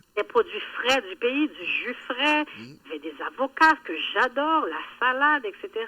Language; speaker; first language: French; early bilingual, other home language; Haitian Creole